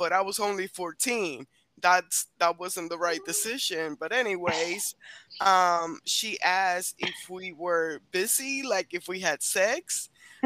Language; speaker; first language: English; non-native, fluent; Spanish